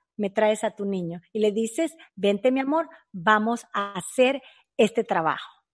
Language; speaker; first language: Spanish; native; Spanish